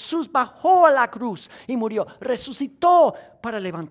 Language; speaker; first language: Spanish; non-native, fluent; English